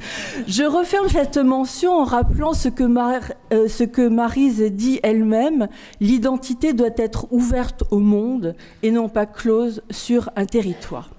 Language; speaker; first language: French; native; French